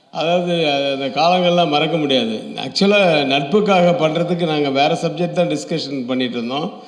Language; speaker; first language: Tamil; native; Tamil